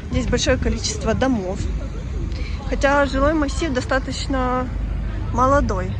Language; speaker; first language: Russian; native; Russian